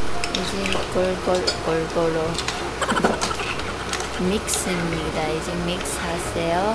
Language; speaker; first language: Korean; non-native, learner; Cebuano